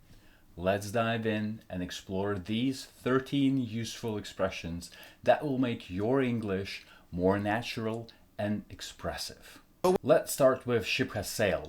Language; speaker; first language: English; non-native, fluent; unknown